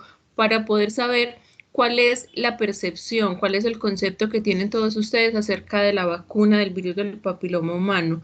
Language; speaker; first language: Spanish; native; Spanish